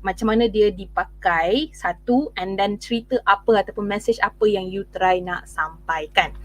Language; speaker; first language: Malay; native; Malay